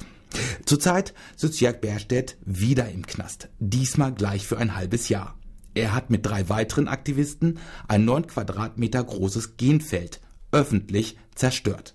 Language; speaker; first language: German; native; German